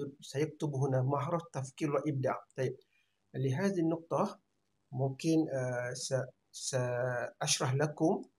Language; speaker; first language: Arabic; non-native, fluent; Malay